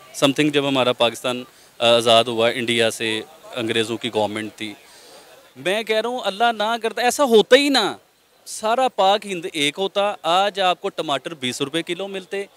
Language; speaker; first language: Urdu; non-native, local second language; Punjabi